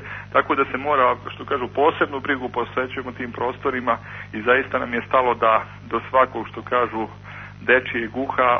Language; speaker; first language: Croatian; native; Croatian